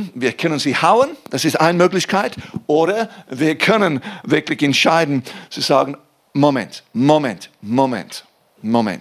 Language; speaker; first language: German; non-native, fluent; English